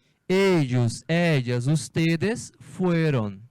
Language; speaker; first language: Spanish; non-native, fluent; Portuguese